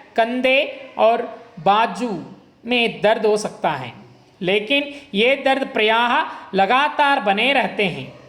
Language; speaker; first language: Hindi; non-native, local second language; Kannada